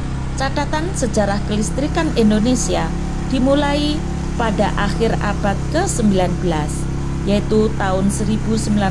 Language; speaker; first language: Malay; non-native, local second language; Javanese